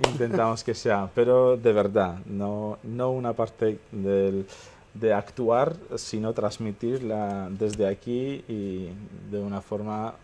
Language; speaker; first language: Spanish; non-native, fluent; Armenian